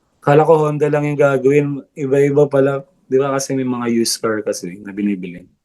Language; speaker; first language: Filipino; non-native, local second language; Bikol